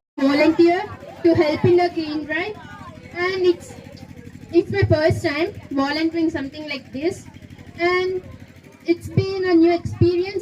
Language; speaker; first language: English; non-native, local second language; Telugu